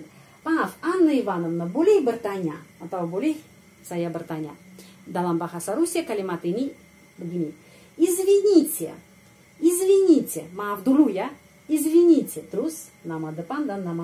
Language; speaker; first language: Indonesian; non-native, fluent; Russian